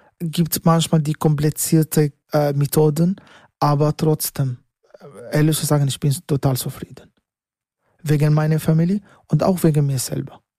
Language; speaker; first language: German; non-native, learner; Arabic